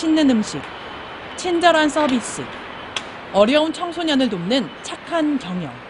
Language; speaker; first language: Korean; native; Korean